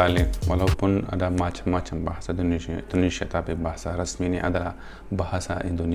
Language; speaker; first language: Indonesian; non-native, fluent; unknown